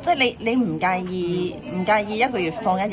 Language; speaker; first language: Cantonese; native; Cantonese